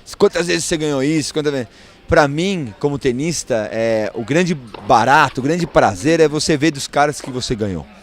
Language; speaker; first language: Portuguese; early bilingual, other home language; Spanish